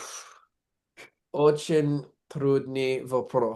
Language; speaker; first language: Russian; non-native, learner; English